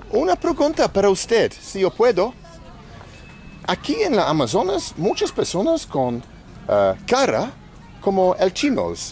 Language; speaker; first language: Spanish; non-native, learner; English